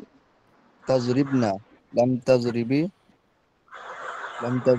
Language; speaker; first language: Arabic; non-native, learner; Bangla